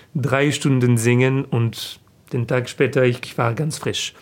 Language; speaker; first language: German; non-native, fluent; French